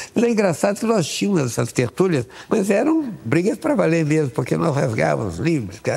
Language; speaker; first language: Portuguese; native; Portuguese